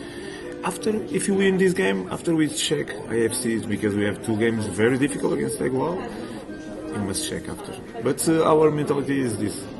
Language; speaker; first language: English; non-native, learner; Portuguese